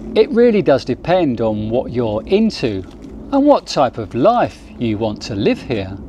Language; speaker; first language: English; native; English